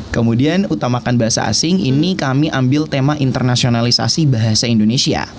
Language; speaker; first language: Indonesian; non-native, local second language; Javanese